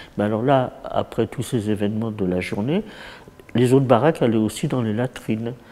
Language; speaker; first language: French; early bilingual, other home language; Yiddish